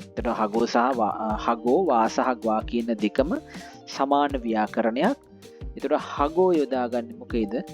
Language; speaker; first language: Sinhala; native; Sinhala